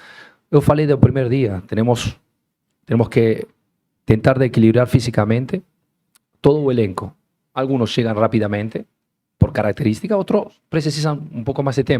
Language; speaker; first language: Portuguese; non-native, learner; Spanish